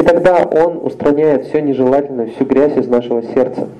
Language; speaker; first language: Russian; native; Russian